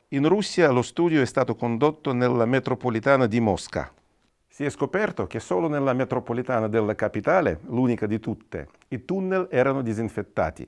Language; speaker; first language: Italian; non-native, fluent; Russian